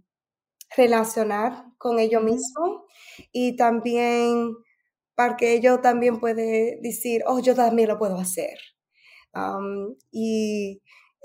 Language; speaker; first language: Spanish; early bilingual, heritage; Spanish